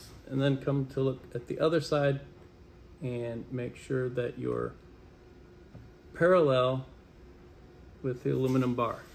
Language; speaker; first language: English; native; English